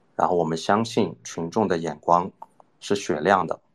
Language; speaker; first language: Chinese; non-native, fluent; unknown